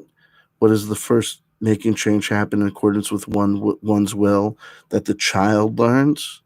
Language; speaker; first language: English; native; English